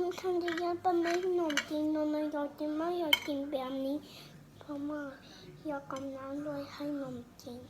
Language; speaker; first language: Thai; early bilingual, heritage; Thai